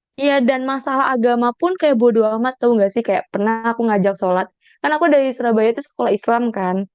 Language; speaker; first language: Indonesian; native; Indonesian